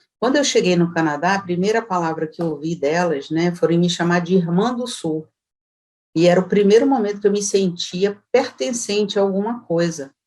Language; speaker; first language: Portuguese; native; Portuguese